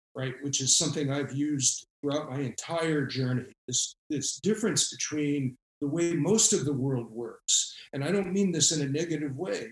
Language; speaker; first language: English; native; English